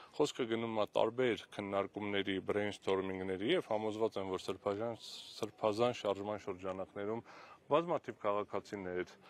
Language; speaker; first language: Armenian; native; Armenian